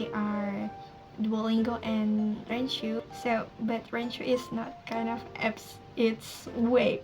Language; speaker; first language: English; non-native, learner; Indonesian